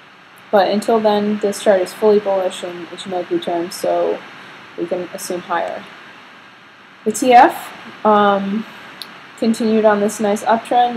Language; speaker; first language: English; native; English